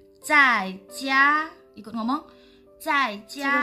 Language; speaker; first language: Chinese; non-native, fluent; Indonesian